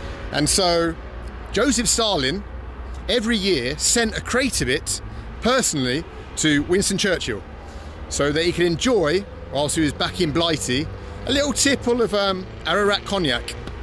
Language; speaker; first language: English; native; English